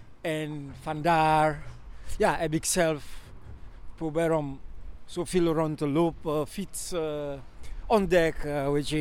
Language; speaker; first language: Dutch; non-native, learner; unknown